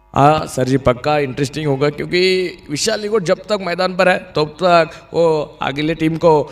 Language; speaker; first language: Hindi; non-native, local second language; Marathi